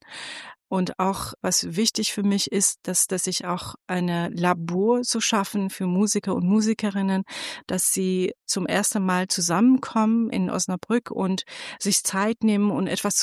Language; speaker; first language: German; non-native, fluent; Persian